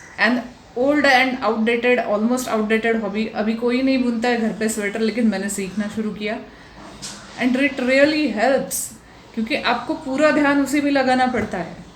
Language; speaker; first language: Hindi; non-native, local second language; Marathi